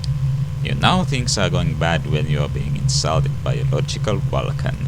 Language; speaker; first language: English; native; English